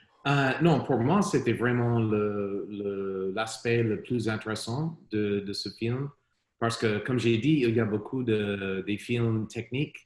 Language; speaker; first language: French; non-native, learner; English